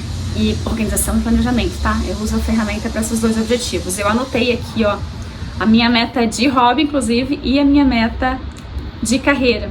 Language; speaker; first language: Portuguese; native; Portuguese